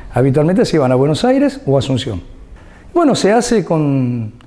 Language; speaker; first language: Spanish; native; Spanish